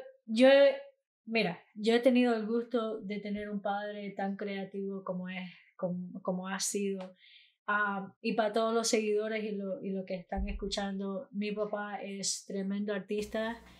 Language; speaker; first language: Spanish; early bilingual, heritage; Spanish